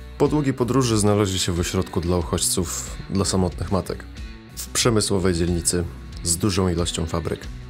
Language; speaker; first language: Polish; early bilingual, other home language; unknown